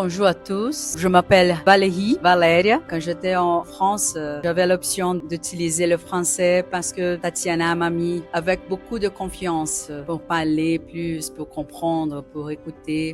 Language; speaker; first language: French; non-native, learner; Portuguese